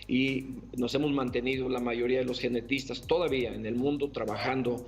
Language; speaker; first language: Spanish; native; Spanish